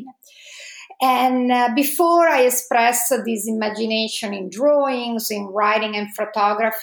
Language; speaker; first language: English; non-native, fluent; Italian